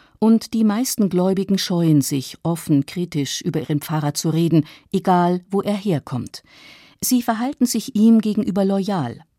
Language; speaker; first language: German; native; German